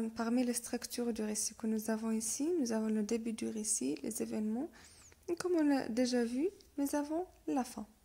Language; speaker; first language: French; non-native, local second language; Arabic